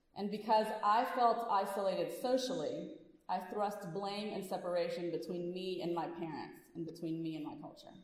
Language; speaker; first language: English; early bilingual, other home language; Hindi